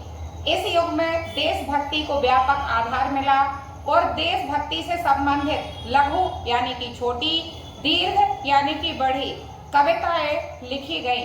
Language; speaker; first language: Hindi; native; Hindi